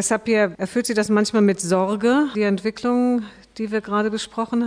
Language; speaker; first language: German; native; German